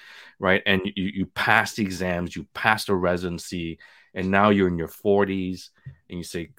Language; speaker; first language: English; native; English